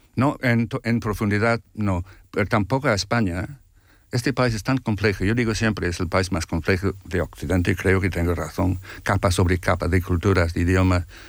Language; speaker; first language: Spanish; non-native, fluent; English